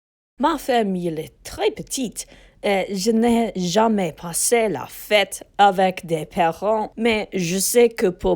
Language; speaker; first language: French; non-native, learner; English